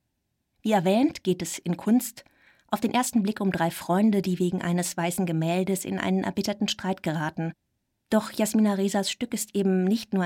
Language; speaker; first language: German; native; German